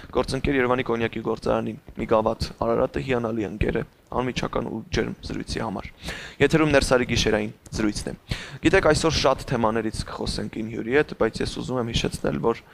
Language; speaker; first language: Armenian; native; Armenian